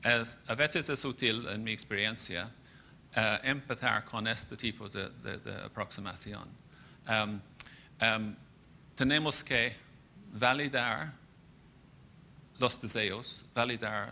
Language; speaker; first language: Spanish; non-native, fluent; English